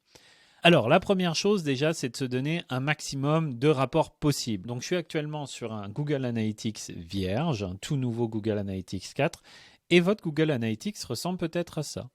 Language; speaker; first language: French; native; French